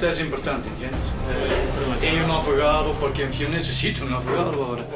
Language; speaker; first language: Spanish; non-native, learner; Dutch